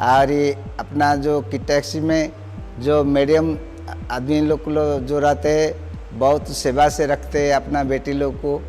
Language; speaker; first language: Hindi; non-native, local second language; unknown